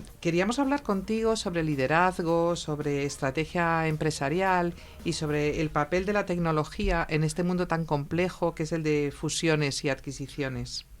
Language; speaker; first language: Spanish; native; Spanish